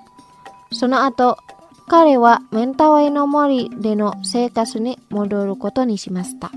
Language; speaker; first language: Japanese; non-native, fluent; Indonesian